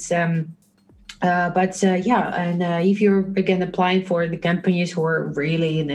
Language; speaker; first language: English; non-native, fluent; Russian